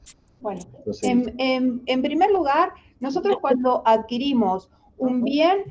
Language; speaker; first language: Spanish; native; Spanish